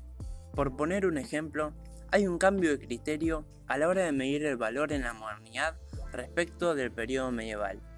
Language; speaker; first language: Spanish; native; Spanish